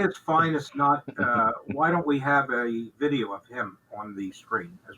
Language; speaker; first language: English; native; English